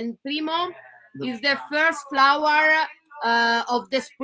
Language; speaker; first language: English; non-native, learner; Italian